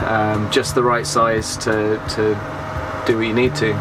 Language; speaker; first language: English; native; English